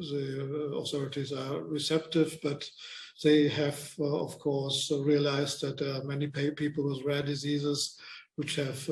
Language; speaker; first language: English; non-native, fluent; German